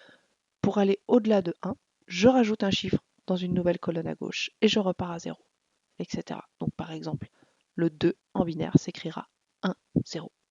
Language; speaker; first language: French; native; French